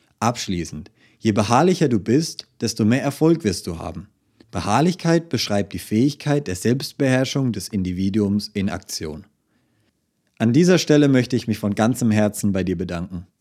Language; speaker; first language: German; native; German